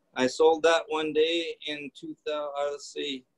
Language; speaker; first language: English; native; English